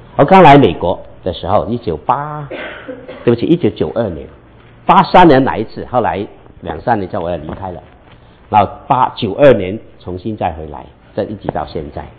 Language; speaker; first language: Chinese; non-native, local second language; Cantonese